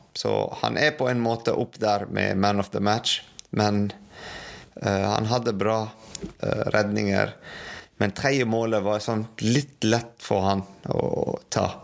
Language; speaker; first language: Norwegian; non-native, fluent; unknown